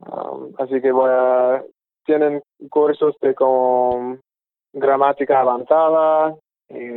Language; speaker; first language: Spanish; non-native, fluent; English